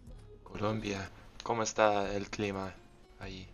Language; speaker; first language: Spanish; non-native, learner; English